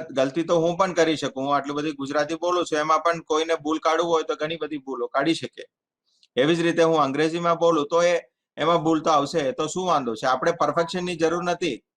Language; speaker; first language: Gujarati; non-native, fluent; Tamil